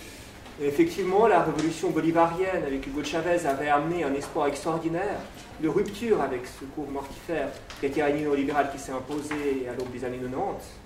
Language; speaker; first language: French; native; French